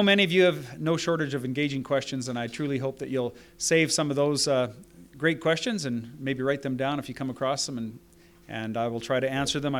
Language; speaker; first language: English; native; English